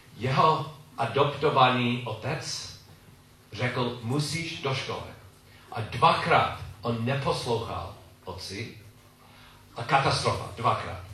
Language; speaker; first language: Czech; non-native, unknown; English